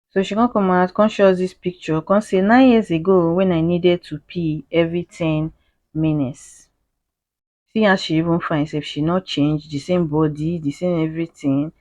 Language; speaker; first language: Nigerian Pidgin; native; Nigerian Pidgin